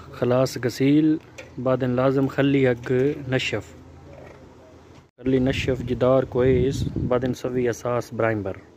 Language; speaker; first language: Arabic; non-native, learner; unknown